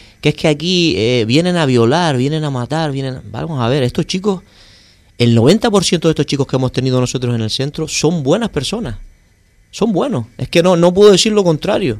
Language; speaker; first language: Spanish; native; Spanish